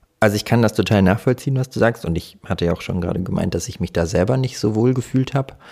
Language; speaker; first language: German; early bilingual, other home language; Russian